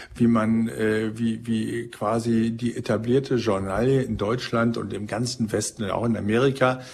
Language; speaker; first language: German; native; German